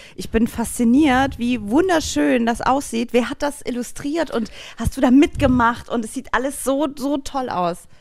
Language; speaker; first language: German; native; German